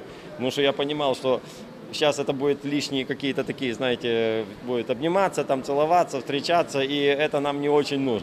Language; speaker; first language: Russian; native; Russian